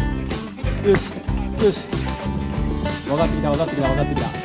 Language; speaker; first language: Japanese; native; Japanese